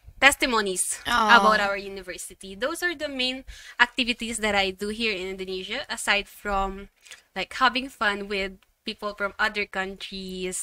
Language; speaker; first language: English; non-native, local second language; Filipino